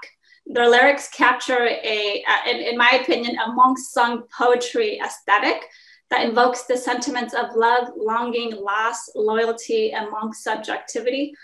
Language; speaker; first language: English; early bilingual, other home language; Hmong